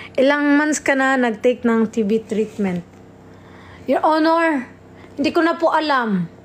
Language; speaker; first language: Filipino; non-native, local second language; Cebuano